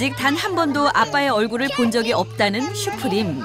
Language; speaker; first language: Korean; native; Korean